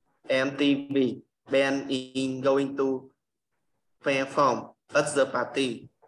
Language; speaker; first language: English; non-native, learner; Vietnamese